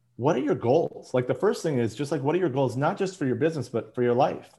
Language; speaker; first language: English; native; English